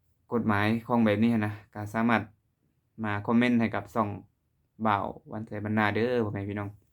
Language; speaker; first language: Thai; non-native, local second language; Lao